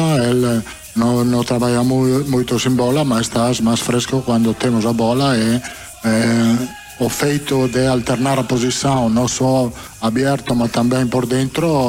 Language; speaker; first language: Portuguese; non-native, fluent; Italian